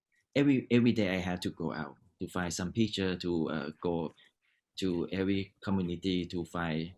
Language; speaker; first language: English; non-native, learner; Thai